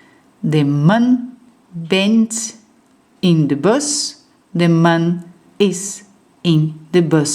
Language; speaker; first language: Dutch; non-native, fluent; Portuguese